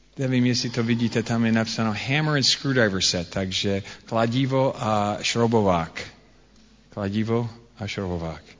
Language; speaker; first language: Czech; non-native, fluent; English